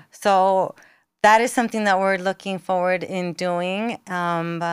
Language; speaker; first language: English; native; English